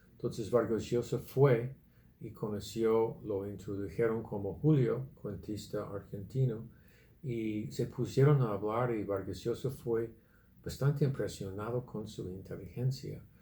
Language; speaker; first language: Spanish; non-native, fluent; English